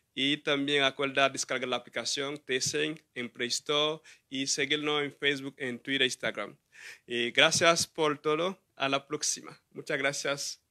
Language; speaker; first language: Spanish; non-native, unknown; Haitian Creole